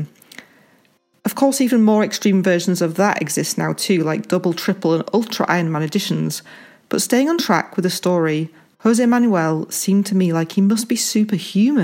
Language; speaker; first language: English; native; English